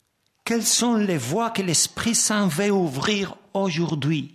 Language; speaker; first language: French; non-native, fluent; Spanish